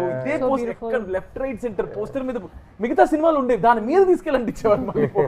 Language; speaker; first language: Telugu; native; Telugu